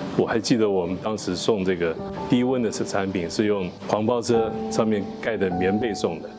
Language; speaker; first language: Chinese; native; Chinese